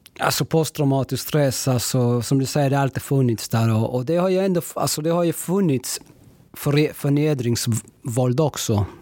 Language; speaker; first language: Swedish; early bilingual, other home language; Spanish